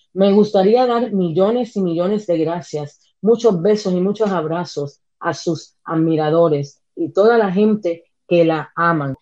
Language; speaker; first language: Spanish; early bilingual, heritage; Spanish